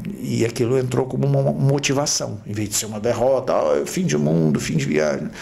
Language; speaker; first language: Portuguese; native; Portuguese